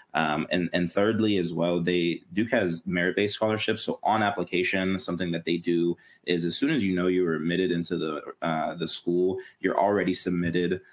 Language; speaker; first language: English; native; English